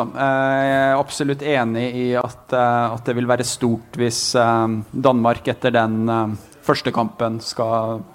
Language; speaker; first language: Norwegian; native; Norwegian